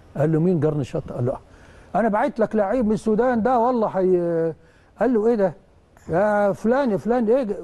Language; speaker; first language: Arabic; native; Arabic